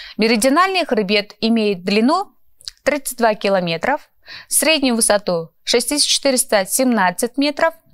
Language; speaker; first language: Russian; non-native, local second language; Kyrgyz